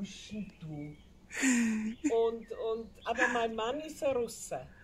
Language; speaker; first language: German; non-native, fluent; Czech